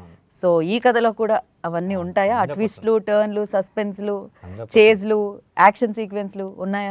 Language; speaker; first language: Telugu; native; Telugu